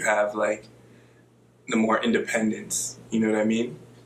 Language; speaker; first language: English; native; English